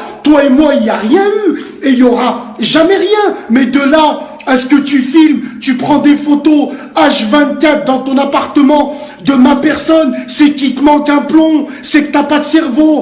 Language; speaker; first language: French; native; French